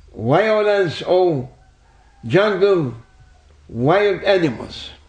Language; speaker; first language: English; non-native, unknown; Turkish